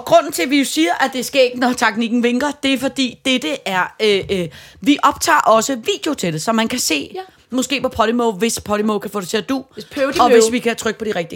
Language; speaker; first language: Danish; native; Danish